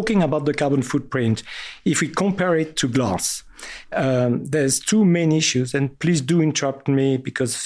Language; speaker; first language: English; non-native, fluent; French